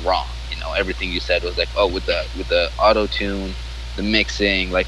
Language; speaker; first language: English; non-native, fluent; Arabic